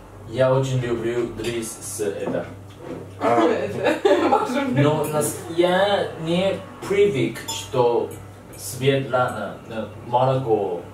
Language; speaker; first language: Russian; non-native, learner; Chinese